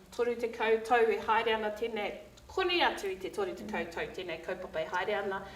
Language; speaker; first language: Māori; native; Māori